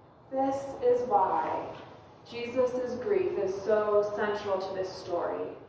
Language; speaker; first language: English; native; English